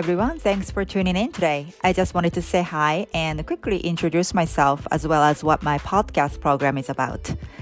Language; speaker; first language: English; non-native, fluent; Japanese